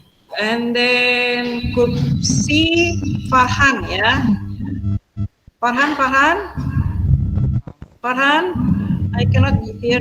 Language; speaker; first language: English; non-native, fluent; Indonesian